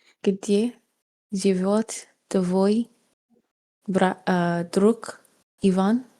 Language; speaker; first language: Russian; non-native, learner; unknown